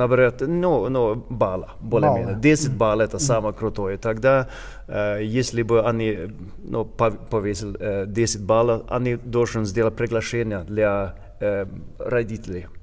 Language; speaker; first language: Russian; non-native, learner; Swedish